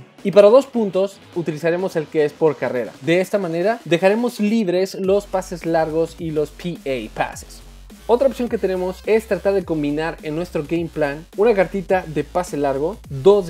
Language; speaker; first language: Spanish; native; Spanish